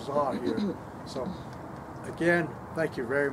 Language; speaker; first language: English; non-native, local second language; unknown